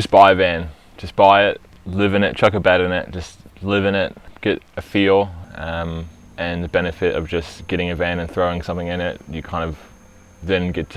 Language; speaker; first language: English; early bilingual, other home language; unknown